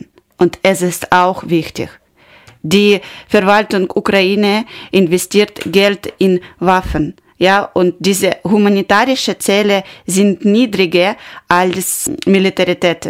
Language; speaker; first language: German; non-native, learner; Ukrainian